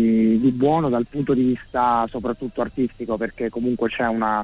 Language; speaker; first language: Italian; native; Italian